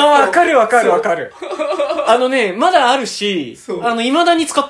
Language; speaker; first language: Japanese; native; Japanese